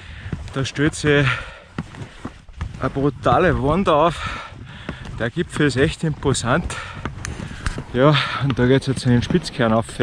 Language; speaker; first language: German; native; German